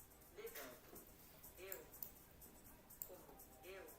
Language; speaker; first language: Portuguese; non-native, learner; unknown